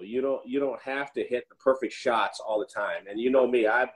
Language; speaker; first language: English; native; English